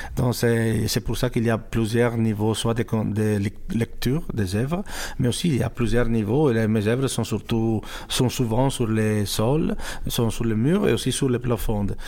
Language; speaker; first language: French; non-native, fluent; Italian